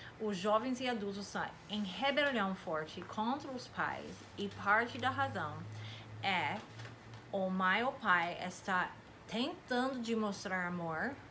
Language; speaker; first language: Portuguese; non-native, fluent; English